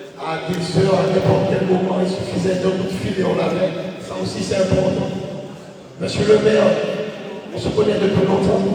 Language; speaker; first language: French; native; French